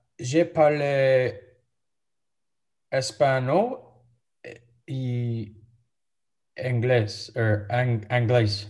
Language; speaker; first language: French; non-native, learner; English